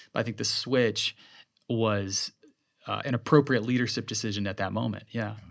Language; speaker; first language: English; native; English